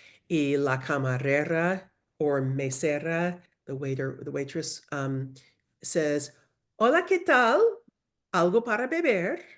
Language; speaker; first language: Spanish; non-native, learner; English